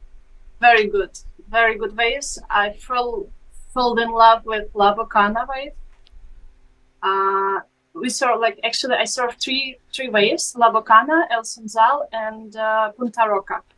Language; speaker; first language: English; non-native, fluent; Ukrainian